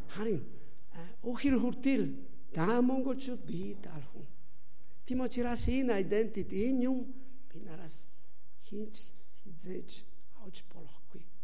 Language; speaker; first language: Mongolian; non-native, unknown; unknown